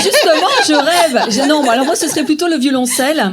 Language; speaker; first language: French; native; French